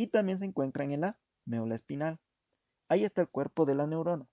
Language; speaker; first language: Spanish; native; Spanish